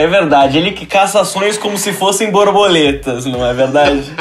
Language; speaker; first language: Portuguese; native; Portuguese